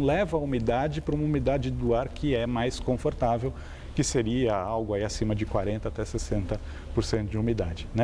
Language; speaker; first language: Portuguese; native; Portuguese